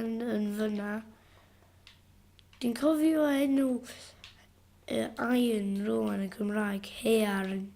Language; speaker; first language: Welsh; non-native, local second language; English